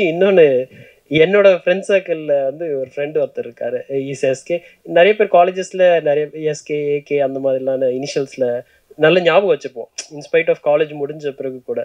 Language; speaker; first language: Tamil; native; Tamil